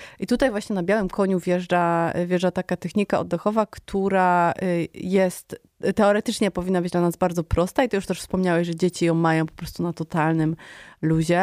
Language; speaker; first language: Polish; native; Polish